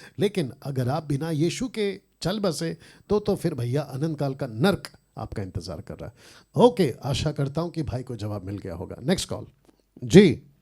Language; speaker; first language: Hindi; native; Hindi